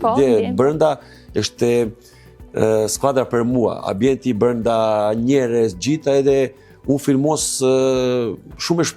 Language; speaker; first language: Albanian; non-native, learner; Serbian